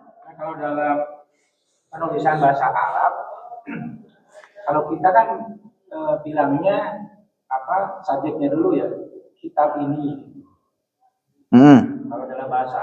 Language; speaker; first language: Indonesian; native; Indonesian